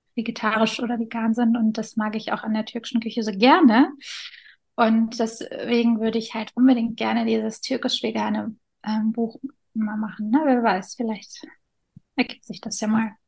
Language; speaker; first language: German; early bilingual, other home language; Turkish